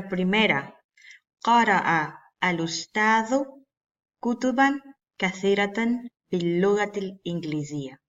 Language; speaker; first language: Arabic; non-native, fluent; Spanish